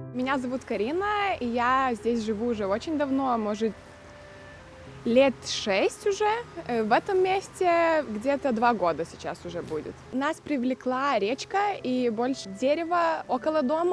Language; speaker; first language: Russian; non-native, local second language; Lithuanian